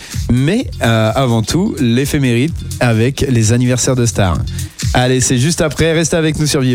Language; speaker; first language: French; native; French